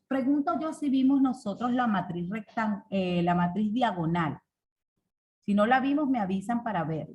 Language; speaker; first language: Spanish; native; Spanish